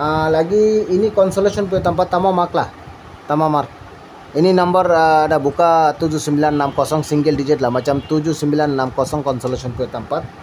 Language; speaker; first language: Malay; non-native, learner; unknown